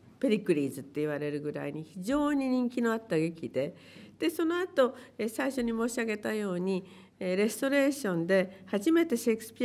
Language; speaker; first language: Japanese; native; Japanese